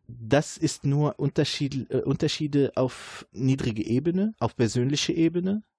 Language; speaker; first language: German; non-native, fluent; Arabic